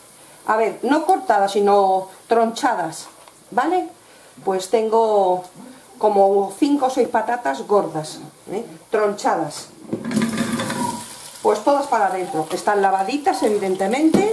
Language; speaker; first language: Spanish; native; Spanish